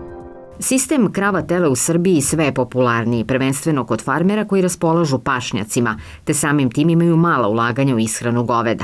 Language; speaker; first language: Serbian; native; Serbian